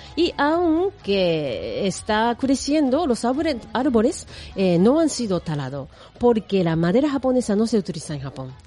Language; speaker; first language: Spanish; non-native, fluent; Japanese